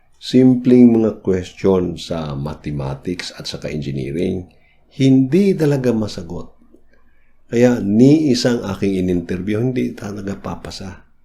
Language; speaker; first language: Filipino; native; Filipino